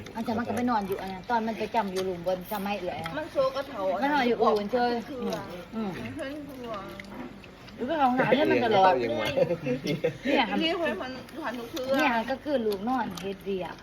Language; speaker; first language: Thai; non-native, local second language; Lao